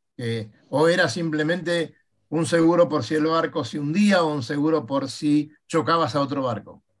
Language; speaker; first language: Spanish; native; Spanish